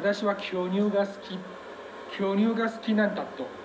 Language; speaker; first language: Japanese; non-native, fluent; Chinese